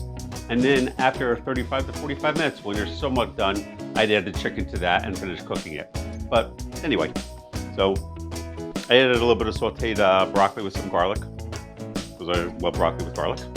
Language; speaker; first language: English; native; English